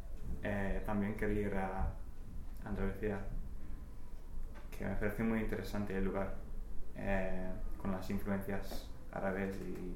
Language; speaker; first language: Spanish; non-native, fluent; English